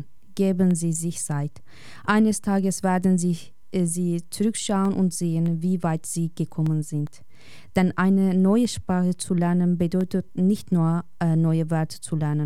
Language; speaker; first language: German; non-native, fluent; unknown